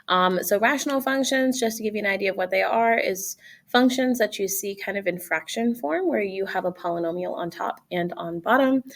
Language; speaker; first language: English; native; English